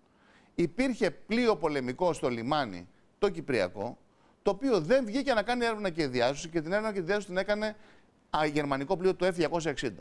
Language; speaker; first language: Greek; native; Greek